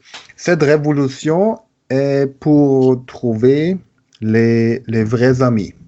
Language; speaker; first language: French; non-native, learner; German